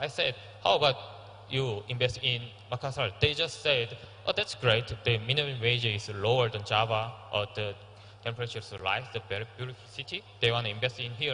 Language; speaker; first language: English; non-native, learner; Korean